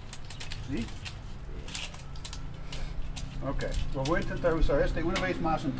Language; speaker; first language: Spanish; non-native, learner; English